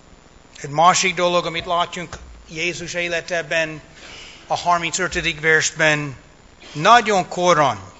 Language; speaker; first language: Hungarian; early bilingual, heritage; English